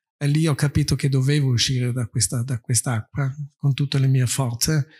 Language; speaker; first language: Italian; native; Italian